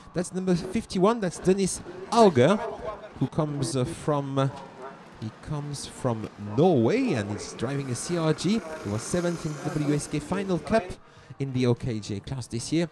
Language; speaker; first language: English; non-native, fluent; French